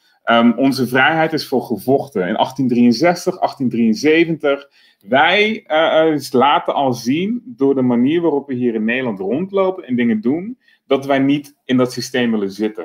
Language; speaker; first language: Dutch; native; Dutch